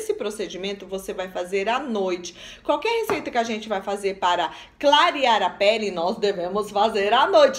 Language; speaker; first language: Portuguese; native; Portuguese